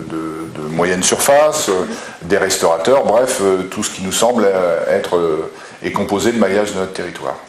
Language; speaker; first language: French; native; French